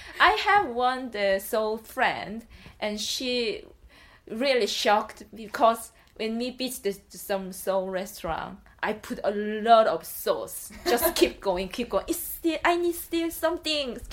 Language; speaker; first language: English; non-native, learner; Korean